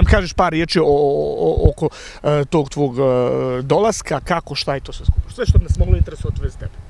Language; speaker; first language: Serbian; native; Serbian